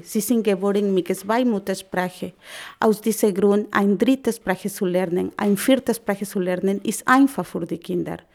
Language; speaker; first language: German; non-native, learner; Spanish